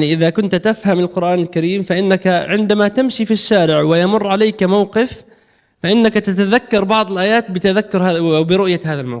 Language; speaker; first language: Arabic; native; Arabic